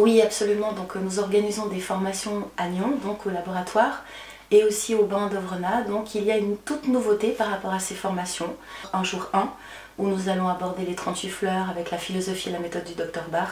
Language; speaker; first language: French; native; French